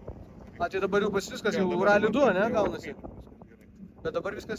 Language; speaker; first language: Lithuanian; native; Lithuanian